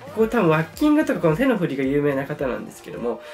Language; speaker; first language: Japanese; native; Japanese